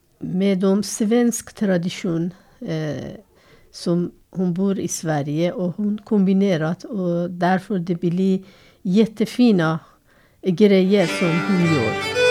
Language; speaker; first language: Swedish; non-native, learner; Persian